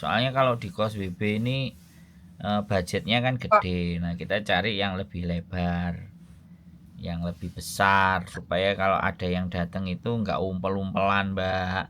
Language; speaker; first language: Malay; non-native, local second language; Javanese